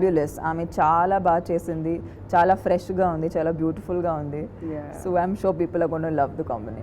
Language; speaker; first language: Telugu; non-native, fluent; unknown